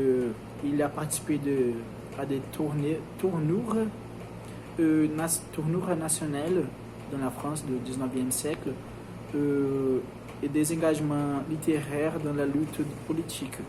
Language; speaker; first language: French; non-native, learner; Portuguese